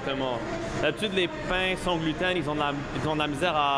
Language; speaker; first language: French; native; French